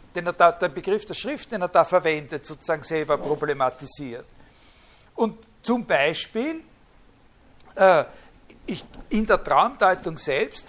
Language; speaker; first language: German; native; German